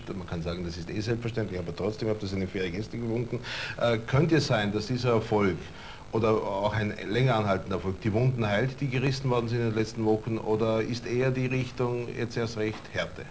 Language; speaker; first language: German; native; German